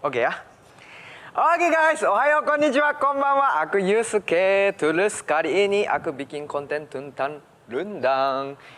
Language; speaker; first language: Indonesian; early bilingual, heritage; Japanese